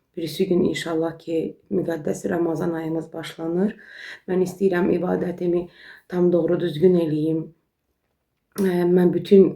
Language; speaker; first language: Azerbaijani; non-native, local second language; Talysh